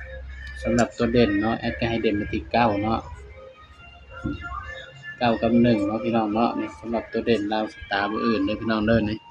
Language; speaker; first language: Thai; non-native, local second language; Lao